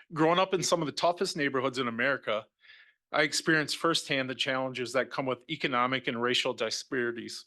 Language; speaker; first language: English; native; English